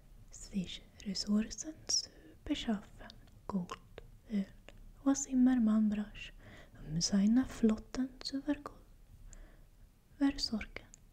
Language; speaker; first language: German; non-native, learner; Swedish